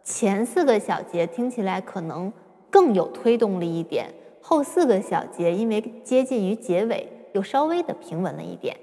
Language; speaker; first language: Chinese; native; Chinese